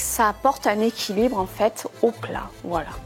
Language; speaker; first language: French; native; French